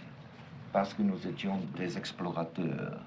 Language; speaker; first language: French; non-native, fluent; German